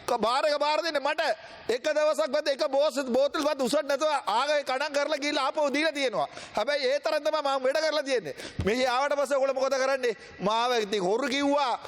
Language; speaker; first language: Sinhala; non-native, local second language; Tamil